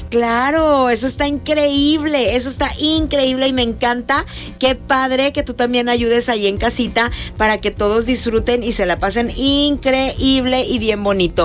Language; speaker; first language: Spanish; native; Spanish